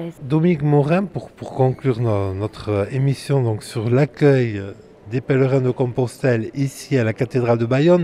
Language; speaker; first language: French; native; French